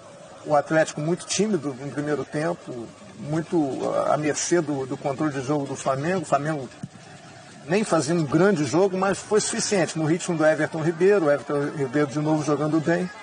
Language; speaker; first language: Portuguese; native; Portuguese